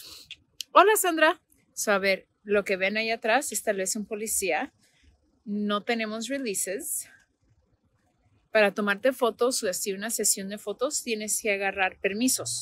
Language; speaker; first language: Spanish; early bilingual, heritage; Spanish